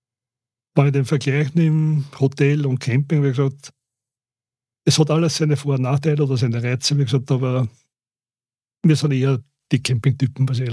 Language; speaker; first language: German; native; German